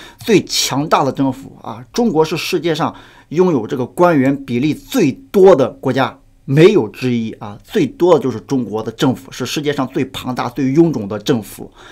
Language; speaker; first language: Chinese; native; Chinese